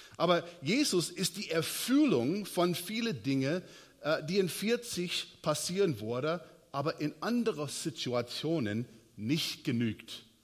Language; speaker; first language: German; non-native, fluent; English